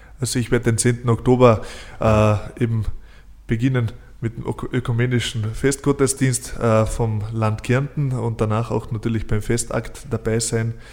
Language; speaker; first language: German; non-native, local second language; Slovenian